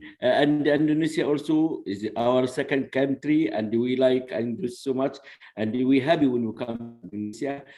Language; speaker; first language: English; non-native, learner; Arabic